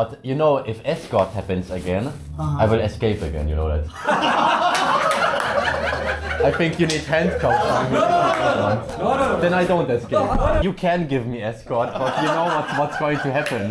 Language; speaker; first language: English; non-native, learner; German